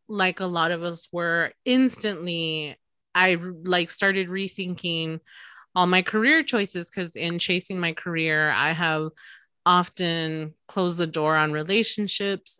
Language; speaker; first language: English; early bilingual, other home language; Spanish